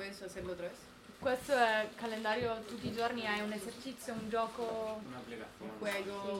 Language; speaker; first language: Spanish; non-native, learner; Italian